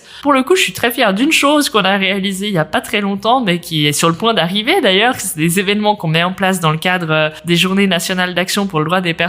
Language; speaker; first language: French; native; French